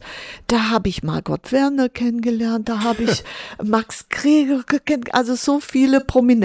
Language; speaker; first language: German; non-native, fluent; Portuguese